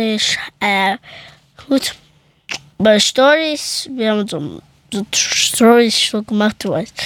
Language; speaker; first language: German; early bilingual, other home language; Persian